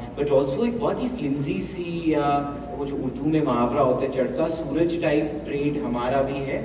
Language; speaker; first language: Urdu; non-native, local second language; Punjabi